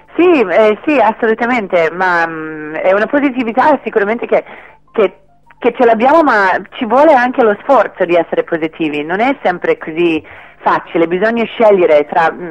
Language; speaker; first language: Italian; non-native, fluent; English